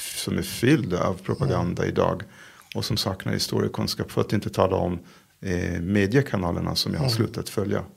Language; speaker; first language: Swedish; non-native, fluent; Hebrew